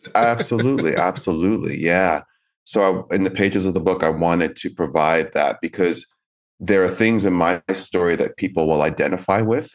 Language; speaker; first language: English; native; English